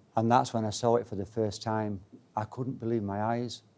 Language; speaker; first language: English; native; English